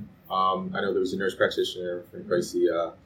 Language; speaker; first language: English; early bilingual, other home language; Akan